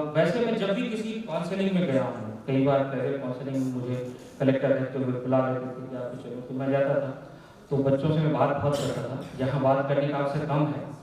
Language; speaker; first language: Hindi; non-native, local second language; Maithili